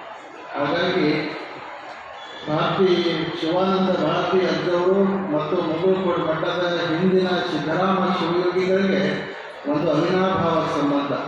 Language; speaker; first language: Kannada; native; Kannada